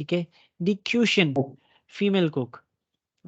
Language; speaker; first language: German; non-native, fluent; Urdu